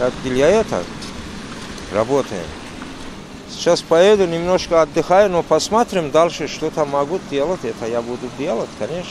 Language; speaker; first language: Russian; non-native, learner; Turkish